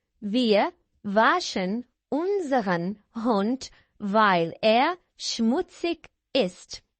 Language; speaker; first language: German; non-native, fluent; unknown